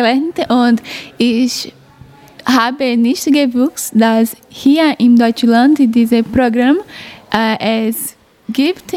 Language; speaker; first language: German; non-native, learner; Portuguese